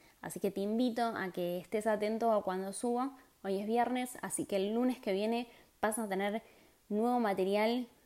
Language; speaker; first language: Spanish; native; Spanish